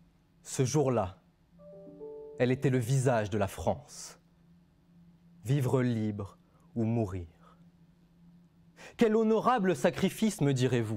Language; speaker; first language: French; native; French